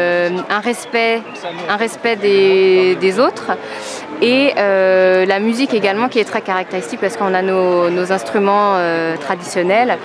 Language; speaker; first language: French; early bilingual, other home language; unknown